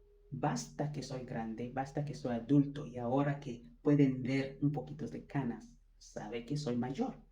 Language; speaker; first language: Spanish; non-native, fluent; French